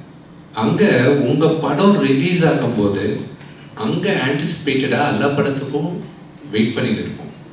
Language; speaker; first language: Tamil; non-native, local second language; Telugu